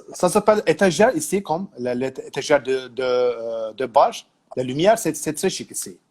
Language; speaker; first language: French; non-native, learner; Turkish